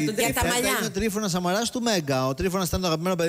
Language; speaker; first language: Greek; native; Greek